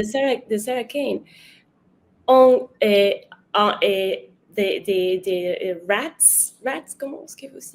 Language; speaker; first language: French; non-native, learner; Spanish